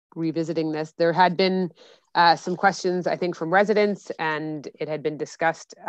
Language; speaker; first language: English; native; English